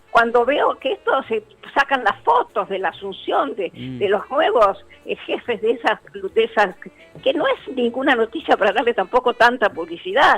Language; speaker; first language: Spanish; native; Spanish